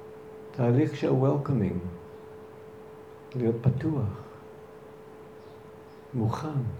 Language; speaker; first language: Hebrew; non-native, fluent; English